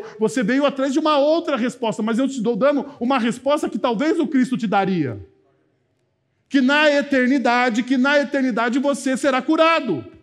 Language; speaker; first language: Portuguese; native; Portuguese